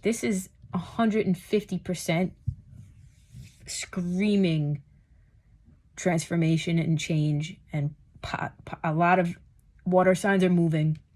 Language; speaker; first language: English; native; English